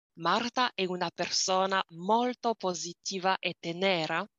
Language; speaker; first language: Italian; non-native, learner; English